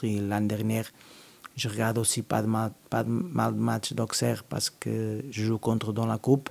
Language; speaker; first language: French; non-native, learner; Portuguese